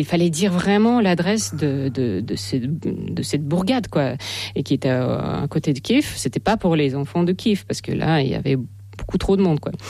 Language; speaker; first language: French; non-native, fluent; Russian